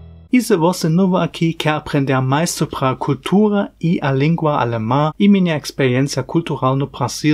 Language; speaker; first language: Portuguese; non-native, fluent; German